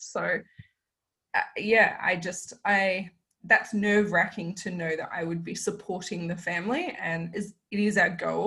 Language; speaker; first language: English; native; English